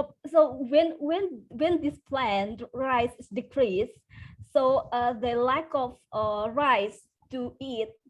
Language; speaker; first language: English; non-native, fluent; Indonesian